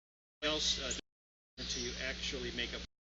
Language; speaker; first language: English; native; English